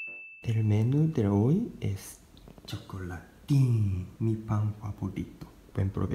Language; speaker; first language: Spanish; non-native, learner; Japanese